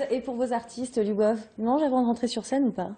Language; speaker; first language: French; native; French